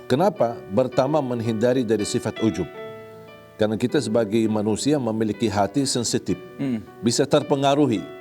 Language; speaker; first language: Indonesian; non-native, fluent; Arabic